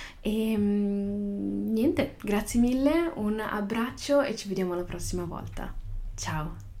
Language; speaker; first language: Italian; native; Italian